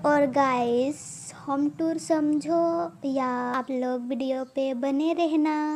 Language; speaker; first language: Hindi; non-native, local second language; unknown